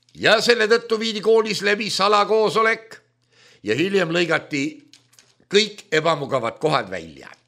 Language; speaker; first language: Estonian; native; Estonian